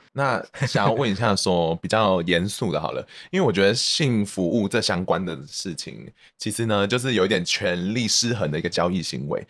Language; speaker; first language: Chinese; native; Chinese